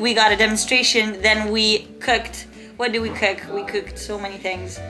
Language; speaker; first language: English; non-native, fluent; Spanish